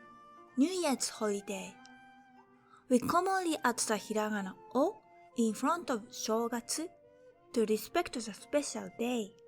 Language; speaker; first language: English; non-native, fluent; Japanese